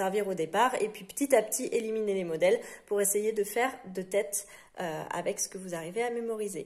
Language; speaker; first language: French; native; French